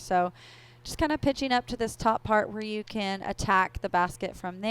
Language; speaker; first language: English; native; English